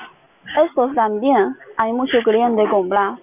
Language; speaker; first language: Spanish; non-native, learner; Chinese